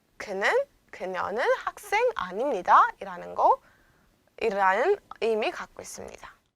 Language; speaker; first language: Korean; non-native, fluent; Amharic